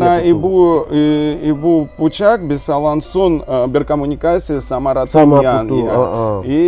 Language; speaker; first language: Indonesian; non-native, learner; Russian